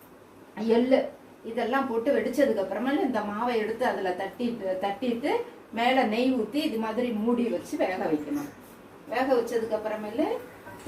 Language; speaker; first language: Tamil; native; Tamil